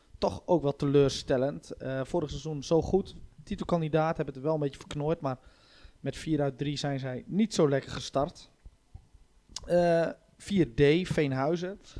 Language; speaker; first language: Dutch; native; Dutch